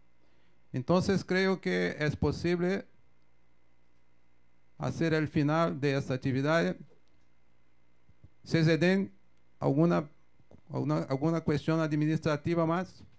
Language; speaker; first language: Spanish; non-native, fluent; Portuguese